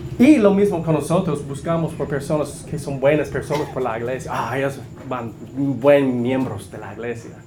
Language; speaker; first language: Spanish; non-native, learner; English